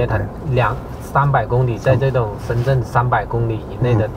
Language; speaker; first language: Chinese; native; Chinese